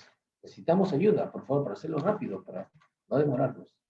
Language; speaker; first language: Spanish; native; Spanish